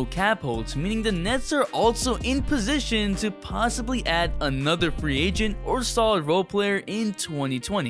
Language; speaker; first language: English; native; English